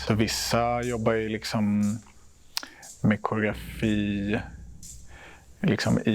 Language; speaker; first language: Swedish; native; Swedish